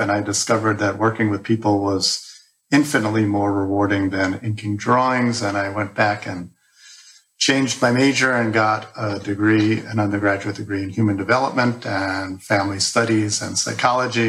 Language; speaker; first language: English; native; English